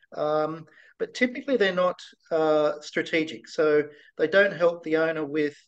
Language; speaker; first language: English; native; English